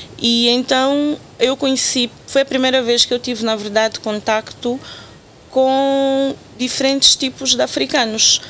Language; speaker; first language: Portuguese; native; Portuguese